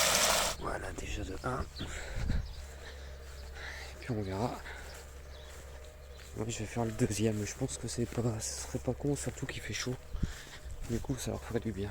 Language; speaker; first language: French; native; French